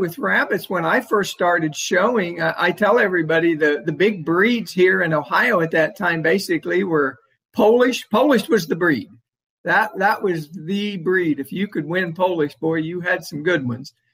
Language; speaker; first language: English; native; English